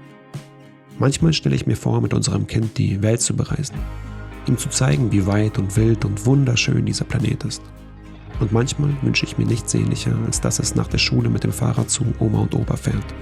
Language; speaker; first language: German; native; German